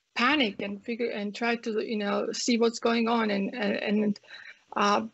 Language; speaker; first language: English; non-native, fluent; Croatian